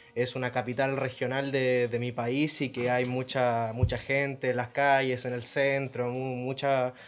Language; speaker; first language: Spanish; native; Spanish